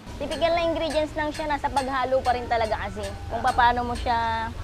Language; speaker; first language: Filipino; native; Filipino